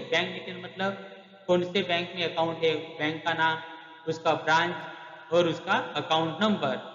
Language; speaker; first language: Hindi; non-native, local second language; Marathi